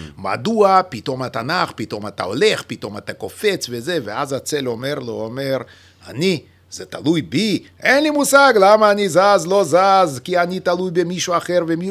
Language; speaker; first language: Hebrew; non-native, fluent; Yiddish